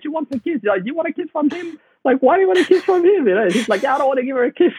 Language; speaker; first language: English; native; English